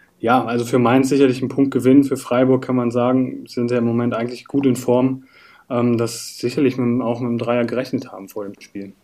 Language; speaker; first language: German; native; German